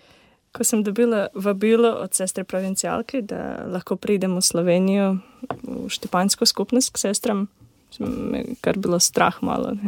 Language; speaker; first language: Slovenian; non-native, learner; Ukrainian